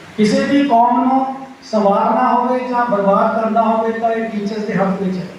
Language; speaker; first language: Hindi; non-native, local second language; Punjabi